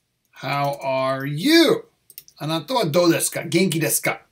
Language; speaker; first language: Japanese; non-native, learner; English